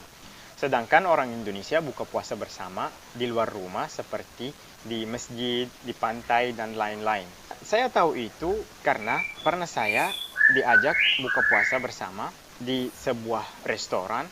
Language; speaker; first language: Indonesian; non-native, fluent; Arabic